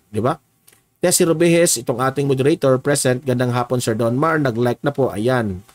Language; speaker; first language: Filipino; native; Filipino